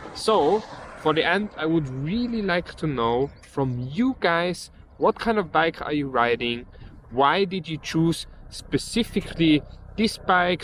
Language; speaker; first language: English; non-native, fluent; German